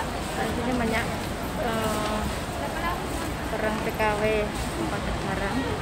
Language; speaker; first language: Indonesian; non-native, local second language; Javanese